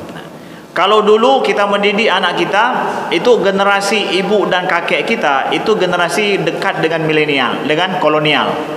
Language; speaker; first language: Malay; non-native, local second language; Achinese